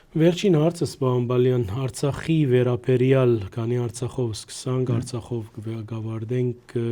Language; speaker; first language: Armenian; early bilingual, heritage; Armenian